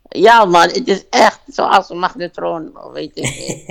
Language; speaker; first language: Dutch; non-native, fluent; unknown